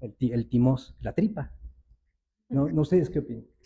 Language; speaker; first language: Spanish; native; Spanish